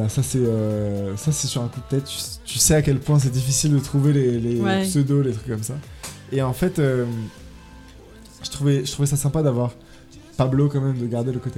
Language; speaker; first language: French; native; French